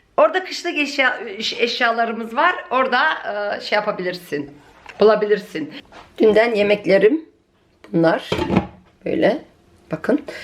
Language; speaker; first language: Turkish; early bilingual, heritage; Turkish